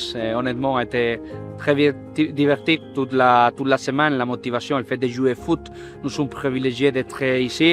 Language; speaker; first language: French; non-native, fluent; Spanish